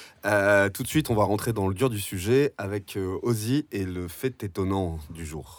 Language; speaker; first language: French; native; French